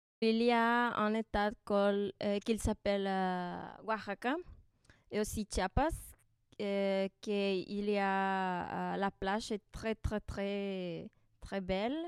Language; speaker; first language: French; non-native, learner; Spanish